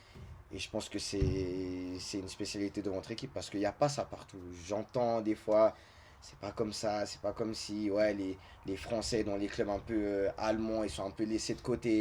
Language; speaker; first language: French; native; French